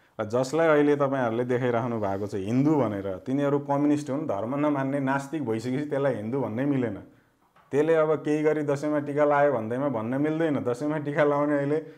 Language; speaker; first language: Nepali; native; Nepali